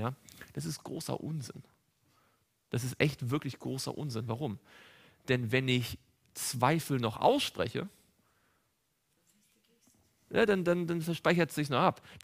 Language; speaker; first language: German; native; German